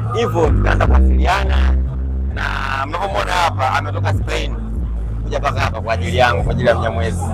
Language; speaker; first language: Swahili; native; Swahili